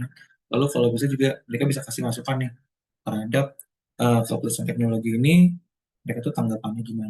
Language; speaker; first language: Indonesian; native; Indonesian